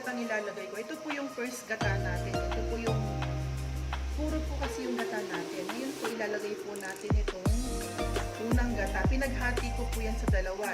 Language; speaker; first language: Filipino; non-native, local second language; Pampanga